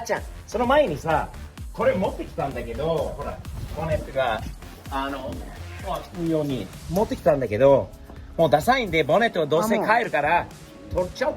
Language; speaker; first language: Japanese; non-native, fluent; English